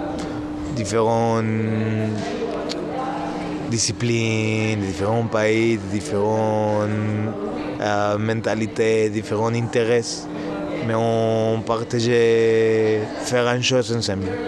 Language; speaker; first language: French; non-native, learner; Spanish